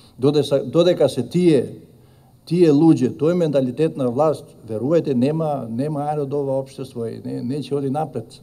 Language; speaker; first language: Macedonian; non-native, local second language; Albanian